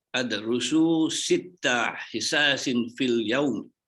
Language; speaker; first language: Arabic; non-native, learner; English